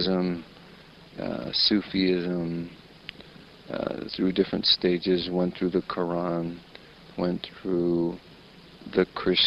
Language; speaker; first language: English; native; English